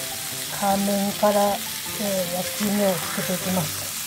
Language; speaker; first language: Japanese; native; Japanese